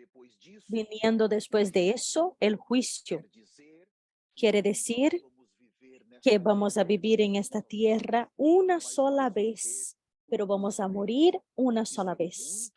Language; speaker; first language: Spanish; non-native, fluent; Portuguese